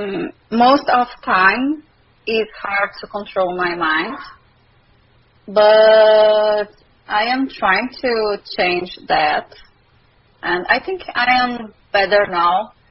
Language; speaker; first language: English; non-native, learner; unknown